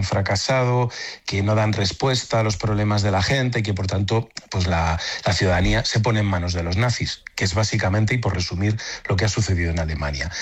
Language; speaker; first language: Spanish; native; Spanish